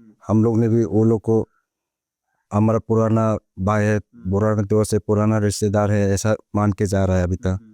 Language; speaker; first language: Hindi; non-native, local second language; Manipuri